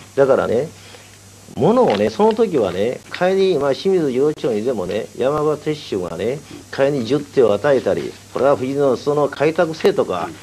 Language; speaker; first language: Japanese; early bilingual, other home language; Korean